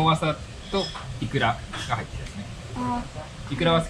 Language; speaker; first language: Japanese; native; Japanese